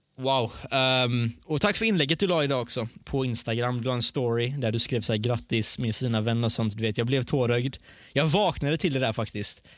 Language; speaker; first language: Swedish; early bilingual, other home language; Persian